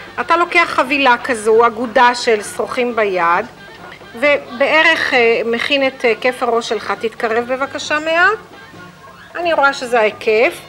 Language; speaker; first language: Hebrew; native; Hebrew